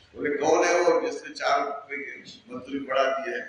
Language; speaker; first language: Hindi; non-native, local second language; Marathi